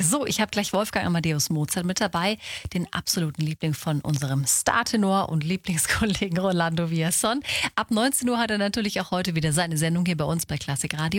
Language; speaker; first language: German; native; German